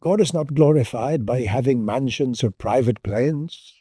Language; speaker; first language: English; non-native, local second language; Filipino